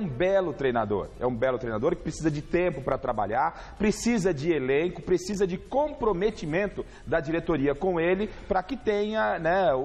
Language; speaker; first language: Portuguese; native; Portuguese